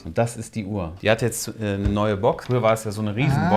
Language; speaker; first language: German; native; German